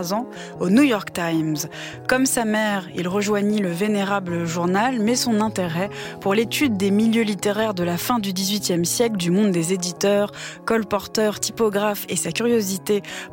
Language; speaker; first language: French; native; French